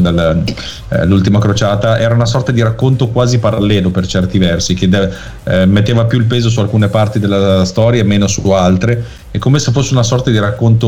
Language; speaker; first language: Italian; native; Italian